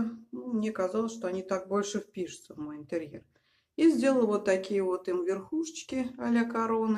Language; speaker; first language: Russian; native; Russian